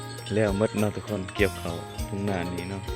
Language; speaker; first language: Thai; non-native, local second language; Northeastern Thai